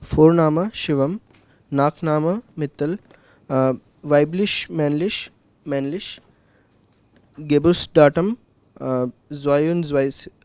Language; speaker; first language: German; non-native, learner; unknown